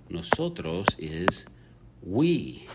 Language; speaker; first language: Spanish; non-native, fluent; English